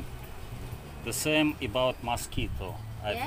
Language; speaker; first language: English; non-native, learner; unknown